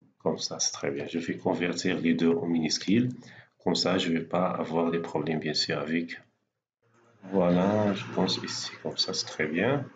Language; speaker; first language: French; non-native, local second language; Arabic